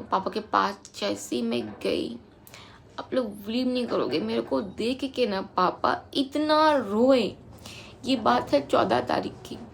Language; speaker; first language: Hindi; non-native, local second language; Bangla